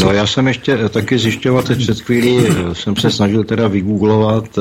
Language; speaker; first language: Czech; native; Czech